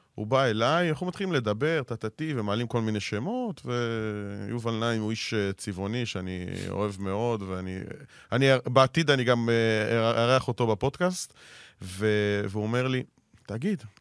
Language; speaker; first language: Hebrew; non-native, fluent; French